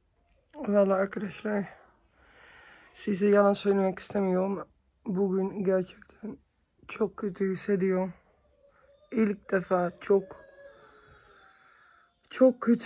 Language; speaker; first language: Turkish; early bilingual, heritage; Turkish